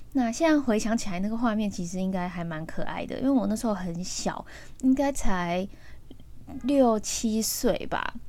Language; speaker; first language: Chinese; early bilingual, heritage; Chinese